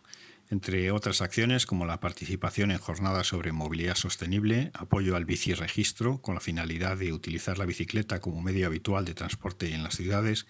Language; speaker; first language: Spanish; native; Spanish